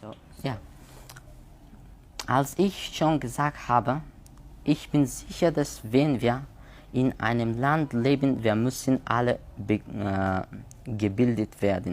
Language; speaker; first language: German; non-native, learner; Persian